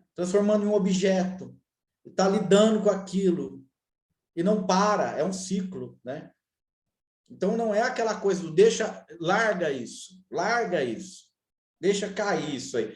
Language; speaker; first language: Portuguese; native; Portuguese